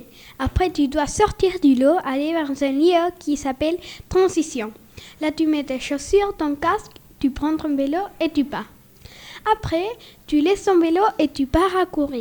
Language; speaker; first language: French; non-native, learner; Spanish